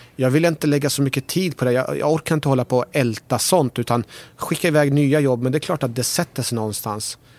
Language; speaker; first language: Swedish; early bilingual, other home language; Persian